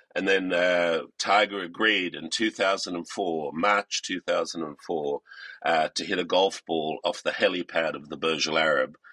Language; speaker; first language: English; native; English